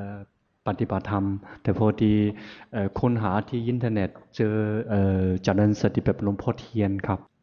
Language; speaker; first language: Thai; non-native, fluent; Chinese